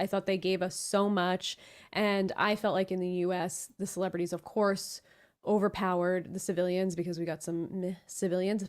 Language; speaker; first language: English; native; English